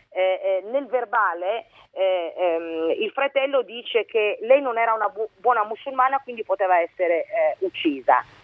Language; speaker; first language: Italian; early bilingual, other home language; Arabic